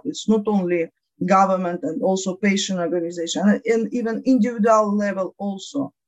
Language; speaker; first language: English; non-native, learner; Ukrainian